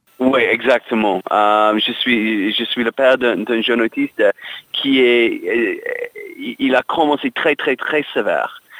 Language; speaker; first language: French; non-native, fluent; English